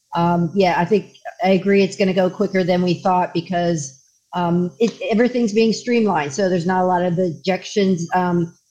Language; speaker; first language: English; native; English